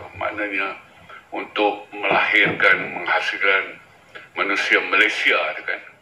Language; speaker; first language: Malay; native; Malay